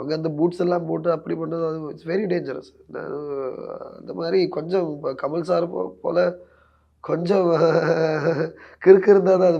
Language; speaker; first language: Tamil; non-native, learner; Malayalam